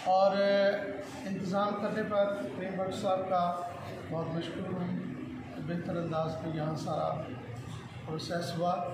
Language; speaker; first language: Urdu; non-native, local second language; Punjabi